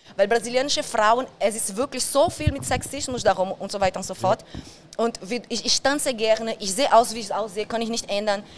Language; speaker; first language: German; non-native, fluent; Portuguese